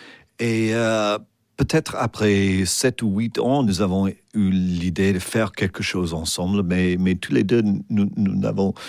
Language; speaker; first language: French; non-native, fluent; English